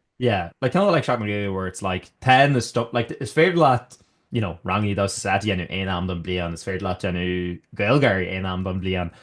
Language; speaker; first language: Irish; native; Irish